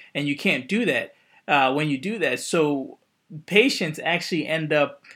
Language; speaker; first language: English; native; English